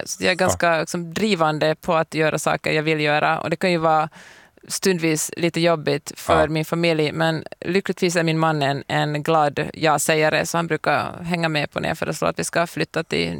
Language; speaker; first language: Swedish; native; Swedish